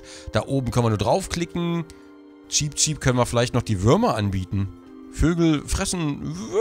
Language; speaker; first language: German; native; German